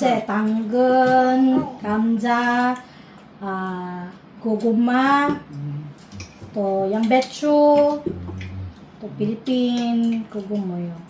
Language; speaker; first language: Korean; non-native, learner; Filipino